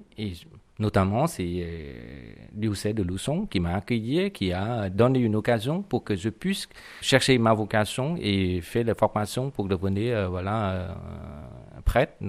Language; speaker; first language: French; non-native, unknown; Vietnamese